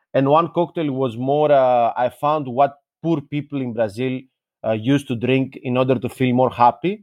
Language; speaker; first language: English; non-native, fluent; Greek